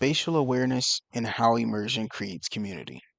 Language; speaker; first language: English; native; English